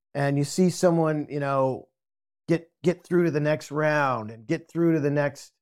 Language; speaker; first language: English; native; English